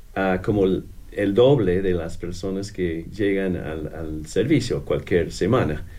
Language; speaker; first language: Spanish; non-native, fluent; English